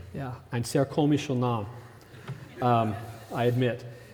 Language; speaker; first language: German; early bilingual, heritage; German